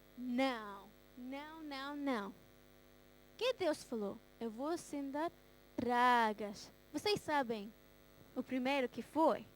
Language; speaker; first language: Portuguese; early bilingual, heritage; Portuguese